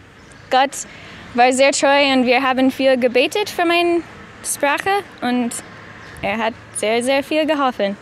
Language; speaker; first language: German; non-native, learner; English